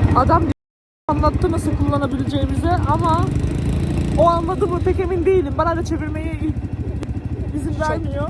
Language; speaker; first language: Turkish; non-native, fluent; Albanian